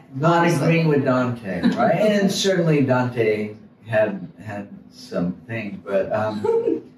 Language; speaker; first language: English; native; English